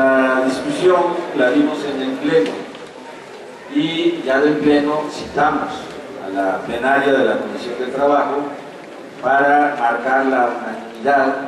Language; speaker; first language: Spanish; native; Spanish